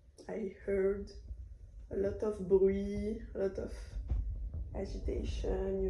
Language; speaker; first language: English; non-native, learner; French